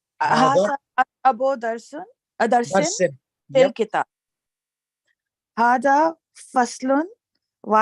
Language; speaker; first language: Arabic; non-native, learner; English